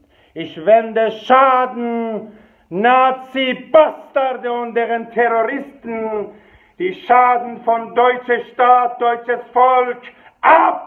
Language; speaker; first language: German; non-native, fluent; Persian